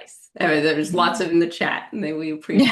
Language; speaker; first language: English; native; English